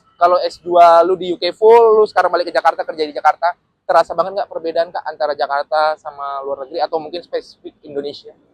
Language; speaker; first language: Indonesian; native; Indonesian